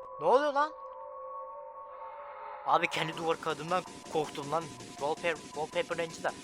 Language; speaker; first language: Turkish; native; Turkish